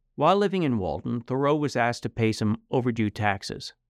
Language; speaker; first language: English; native; English